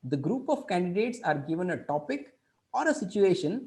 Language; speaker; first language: English; non-native, local second language; Kannada